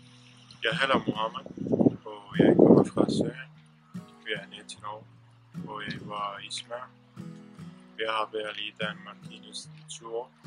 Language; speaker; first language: Danish; non-native, learner; Arabic